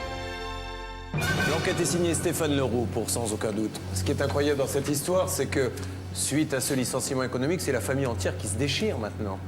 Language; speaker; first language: French; native; French